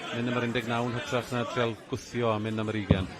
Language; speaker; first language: Welsh; native; Welsh